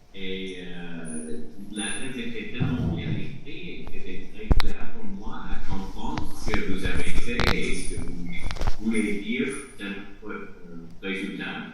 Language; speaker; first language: French; non-native, fluent; English